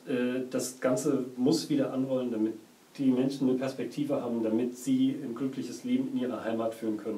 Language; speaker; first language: German; native; German